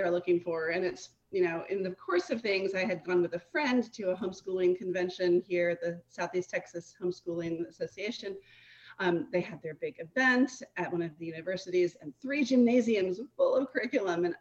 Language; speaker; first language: English; native; English